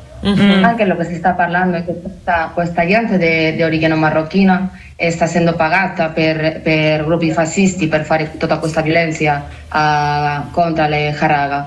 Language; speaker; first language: Italian; non-native, learner; Spanish